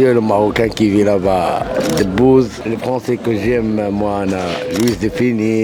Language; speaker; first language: French; non-native, local second language; Arabic